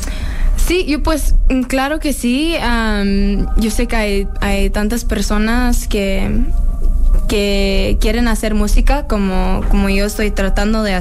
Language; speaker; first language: Spanish; early bilingual, heritage; English